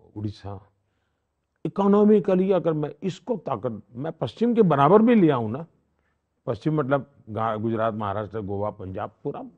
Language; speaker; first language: Hindi; non-native, local second language; Gujarati